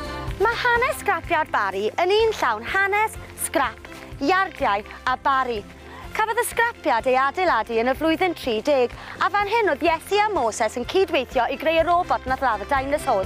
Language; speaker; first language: Welsh; native; Welsh